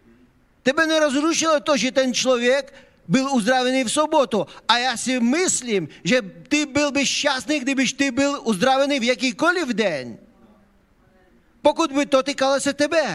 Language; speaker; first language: Czech; non-native, fluent; Ukrainian